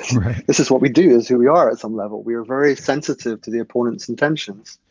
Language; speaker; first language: English; native; English